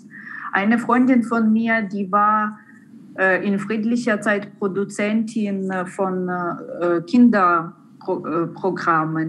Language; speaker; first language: German; non-native, fluent; Ukrainian